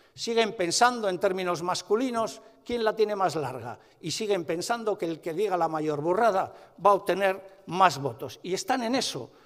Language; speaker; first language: Spanish; native; Spanish